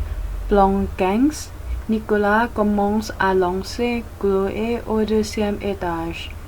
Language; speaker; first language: French; non-native, learner; Thai